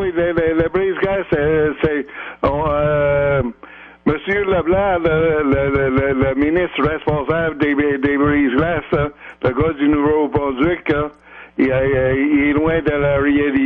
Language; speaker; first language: French; native; French